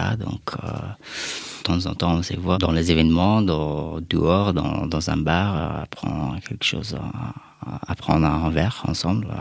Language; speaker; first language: French; non-native, fluent; Persian